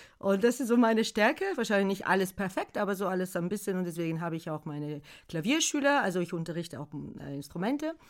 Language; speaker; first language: German; non-native, fluent; Bulgarian